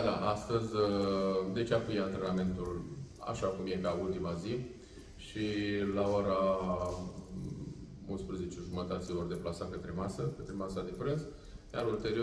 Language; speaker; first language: Romanian; native; Romanian